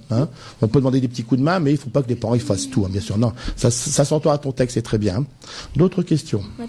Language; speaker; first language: French; native; French